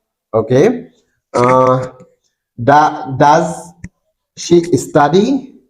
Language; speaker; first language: English; non-native, fluent; Bangla